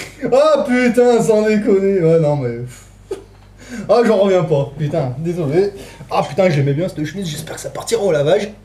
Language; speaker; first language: French; native; French